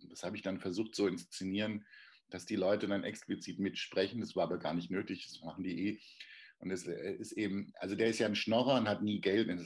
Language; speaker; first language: German; native; German